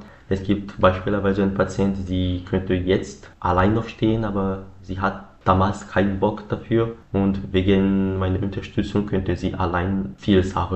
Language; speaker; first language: German; non-native, learner; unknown